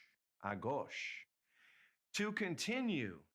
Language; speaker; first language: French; non-native, fluent; English